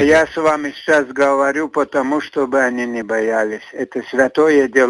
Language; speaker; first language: Russian; non-native, fluent; Latvian